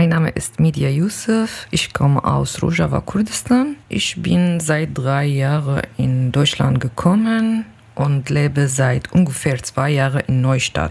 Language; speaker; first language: German; non-native, learner; Kurdish